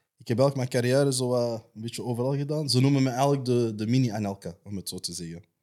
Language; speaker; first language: Dutch; native; Dutch